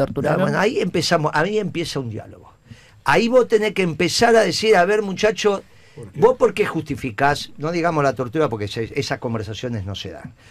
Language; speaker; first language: Spanish; native; Spanish